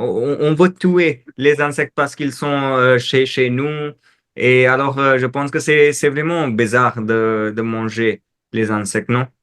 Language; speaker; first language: French; non-native, fluent; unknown